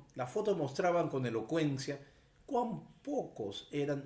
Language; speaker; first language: Spanish; native; Spanish